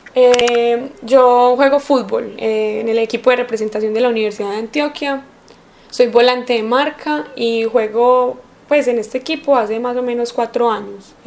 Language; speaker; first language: Spanish; native; Spanish